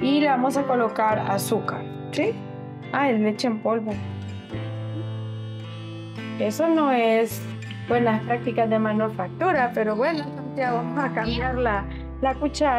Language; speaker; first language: Spanish; native; Spanish